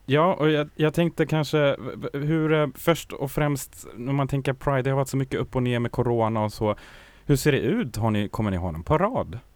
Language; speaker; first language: Swedish; non-native, fluent; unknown